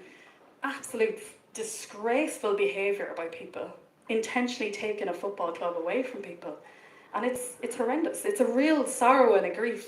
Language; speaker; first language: English; native; English